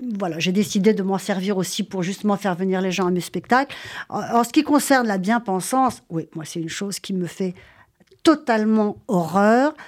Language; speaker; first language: French; native; French